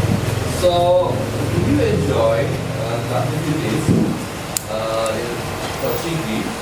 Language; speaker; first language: English; non-native, learner; Indonesian